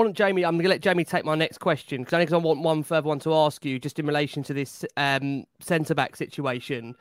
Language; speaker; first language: English; native; English